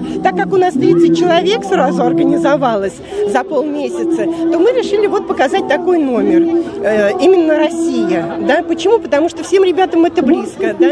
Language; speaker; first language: Russian; native; Russian